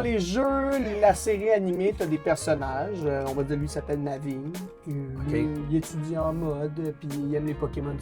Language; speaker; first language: French; native; French